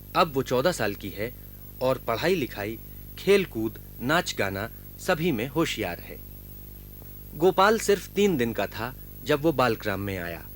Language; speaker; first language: Hindi; native; Hindi